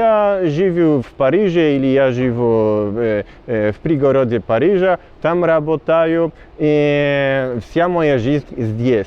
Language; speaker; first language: Russian; non-native, learner; Polish